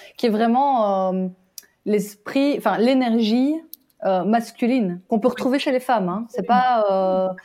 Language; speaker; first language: French; native; French